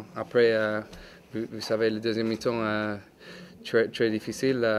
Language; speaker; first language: French; non-native, fluent; English